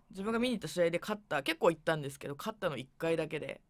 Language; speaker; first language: Japanese; native; Japanese